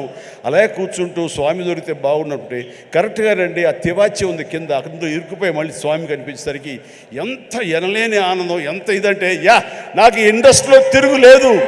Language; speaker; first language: Telugu; native; Telugu